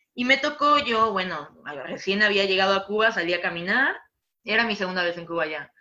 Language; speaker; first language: Spanish; native; Spanish